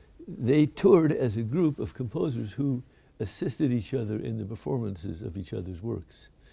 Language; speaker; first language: English; native; English